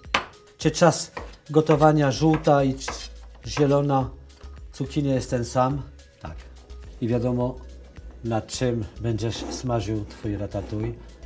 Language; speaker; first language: Polish; non-native, learner; French